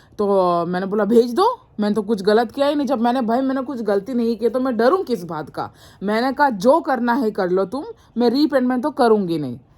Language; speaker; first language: Hindi; non-native, local second language; Mizo